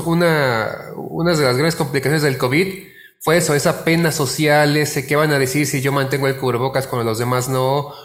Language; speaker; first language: Spanish; native; Spanish